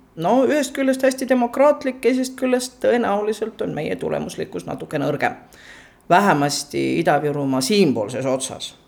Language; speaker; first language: Estonian; native; Estonian